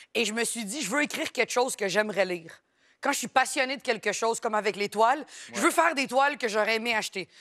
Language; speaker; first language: French; native; French